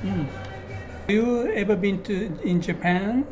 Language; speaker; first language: English; non-native, learner; Japanese